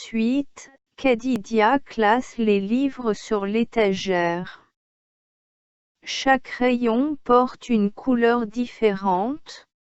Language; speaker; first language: French; non-native, learner; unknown